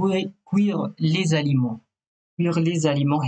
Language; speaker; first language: French; non-native, fluent; Thai